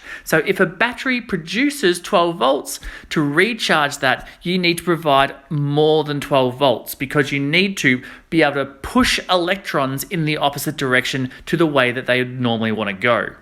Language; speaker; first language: English; native; English